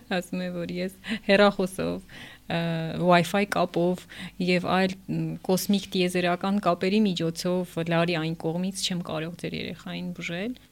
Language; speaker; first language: Armenian; native; Armenian